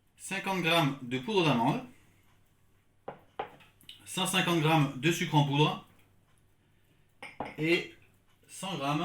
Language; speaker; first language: French; native; French